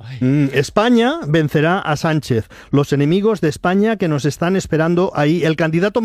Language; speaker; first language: Spanish; native; Spanish